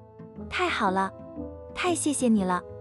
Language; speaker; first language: Chinese; non-native, learner; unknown